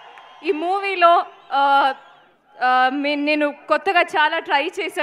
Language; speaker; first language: Telugu; non-native, fluent; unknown